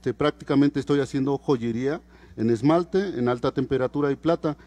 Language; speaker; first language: Spanish; non-native, local second language; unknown